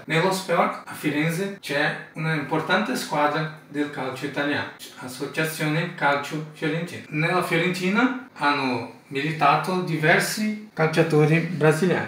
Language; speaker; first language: Italian; non-native, fluent; Portuguese